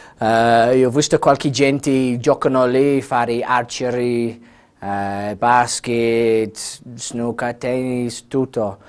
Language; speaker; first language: Italian; non-native, learner; English